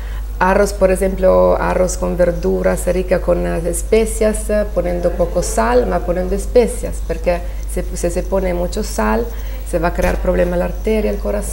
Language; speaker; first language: Spanish; non-native, learner; Italian